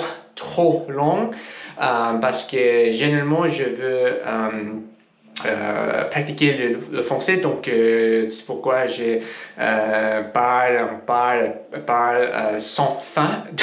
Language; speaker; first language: French; non-native, learner; English